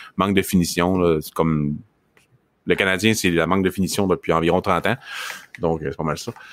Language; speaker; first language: French; native; French